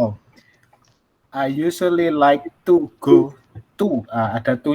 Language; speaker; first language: English; non-native, fluent; Indonesian